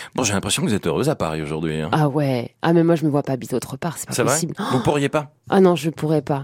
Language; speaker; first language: French; native; French